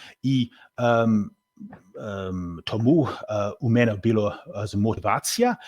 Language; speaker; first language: Ukrainian; non-native, learner; English